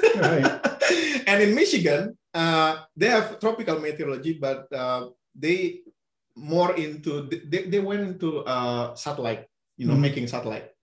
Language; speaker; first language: English; non-native, fluent; Indonesian